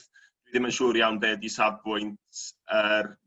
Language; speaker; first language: Welsh; native; Welsh